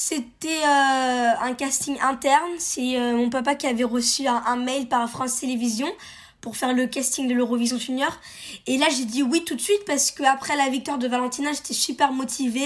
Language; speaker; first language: French; early bilingual, heritage; French